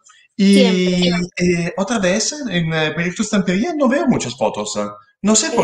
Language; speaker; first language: Spanish; non-native, learner; Italian